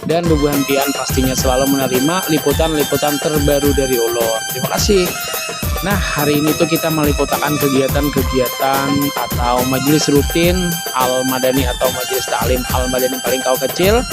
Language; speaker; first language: Indonesian; non-native, local second language; Banjar